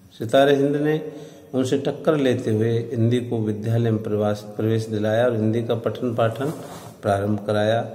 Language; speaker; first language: Hindi; native; Hindi